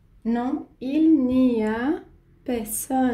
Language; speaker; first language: French; non-native, fluent; Portuguese